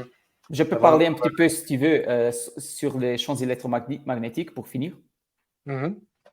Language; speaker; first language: French; non-native, learner; Portuguese